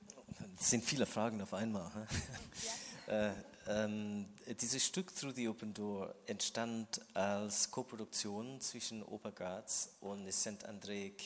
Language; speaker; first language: German; non-native, fluent; English